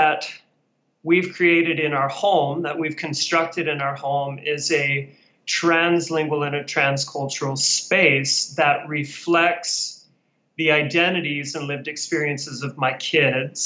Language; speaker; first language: English; native; English